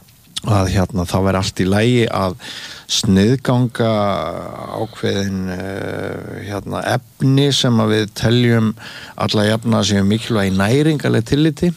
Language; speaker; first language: Icelandic; native; Icelandic